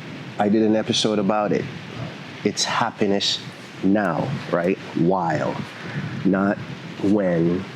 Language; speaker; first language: English; native; English